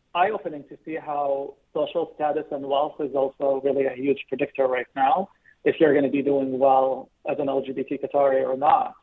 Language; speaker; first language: English; non-native, fluent; Arabic